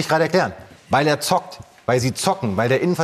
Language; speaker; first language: German; native; German